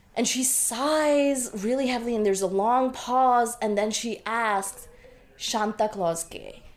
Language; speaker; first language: English; non-native, local second language; Bangla